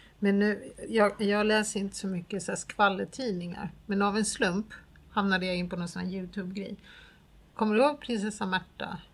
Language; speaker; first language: Swedish; native; Swedish